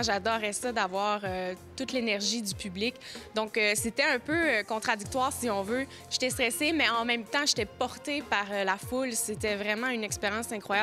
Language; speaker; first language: French; native; French